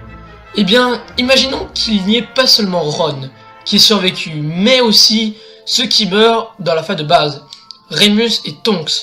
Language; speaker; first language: French; native; French